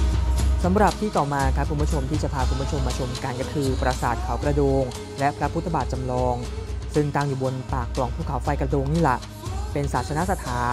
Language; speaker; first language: Thai; native; Thai